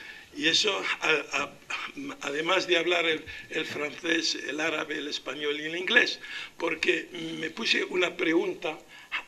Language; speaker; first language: Spanish; non-native, local second language; Arabic